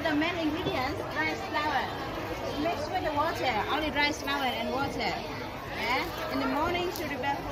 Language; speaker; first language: English; non-native, learner; Vietnamese